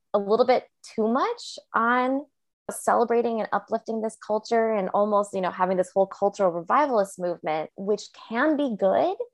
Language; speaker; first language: English; native; English